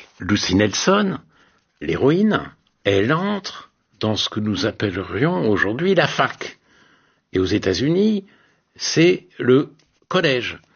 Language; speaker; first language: French; native; French